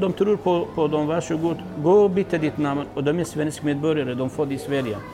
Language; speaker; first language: Swedish; non-native, learner; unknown